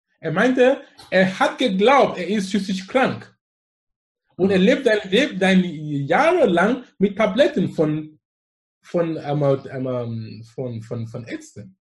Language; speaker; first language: German; non-native, fluent; English